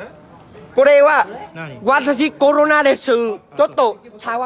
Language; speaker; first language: Japanese; non-native, learner; Vietnamese